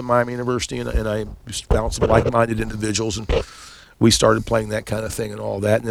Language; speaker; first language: English; native; English